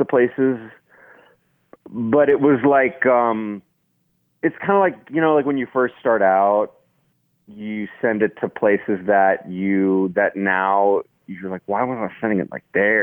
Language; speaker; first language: English; native; English